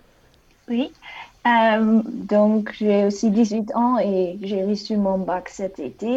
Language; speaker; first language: French; non-native, fluent; Dutch